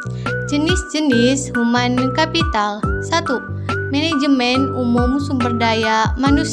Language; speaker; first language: Indonesian; native; Indonesian